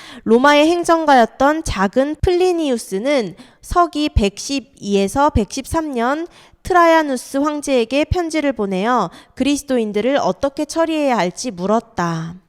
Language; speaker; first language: Korean; native; Korean